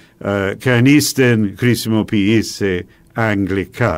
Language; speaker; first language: Greek; non-native, fluent; English